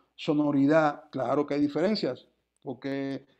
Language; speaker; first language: Spanish; native; Spanish